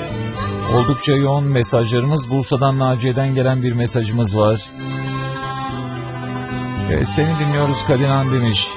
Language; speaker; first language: Turkish; native; Turkish